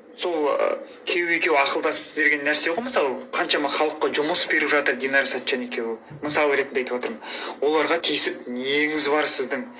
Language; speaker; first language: Kazakh; native; Kazakh